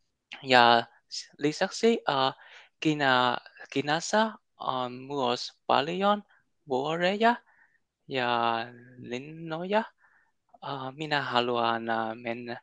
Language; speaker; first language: Finnish; non-native, learner; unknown